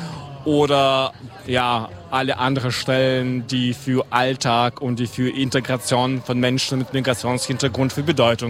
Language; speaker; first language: German; non-native, fluent; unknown